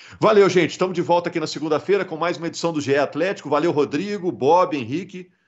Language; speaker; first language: Portuguese; native; Portuguese